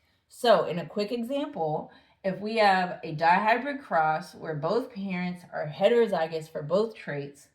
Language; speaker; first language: English; native; English